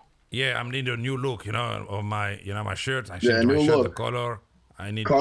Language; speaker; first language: English; non-native, fluent; French